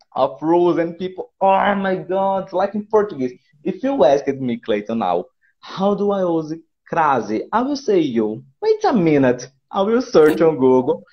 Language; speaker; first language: English; non-native, fluent; Portuguese